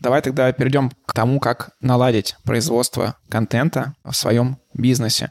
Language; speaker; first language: Russian; native; Russian